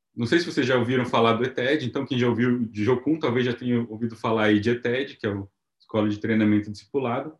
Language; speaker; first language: Portuguese; native; Portuguese